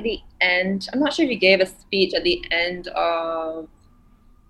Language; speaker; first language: English; non-native, local second language; Malay